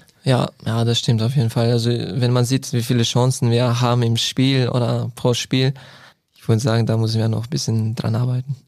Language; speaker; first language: German; non-native, fluent; Croatian